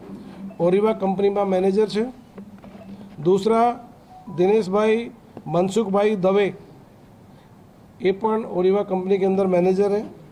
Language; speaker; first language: Hindi; non-native, local second language; Gujarati